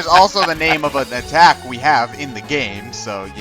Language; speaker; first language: English; native; English